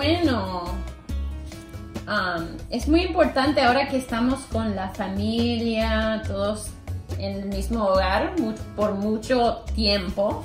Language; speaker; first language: Spanish; non-native, fluent; English